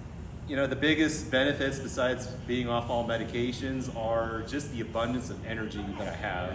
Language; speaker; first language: English; native; English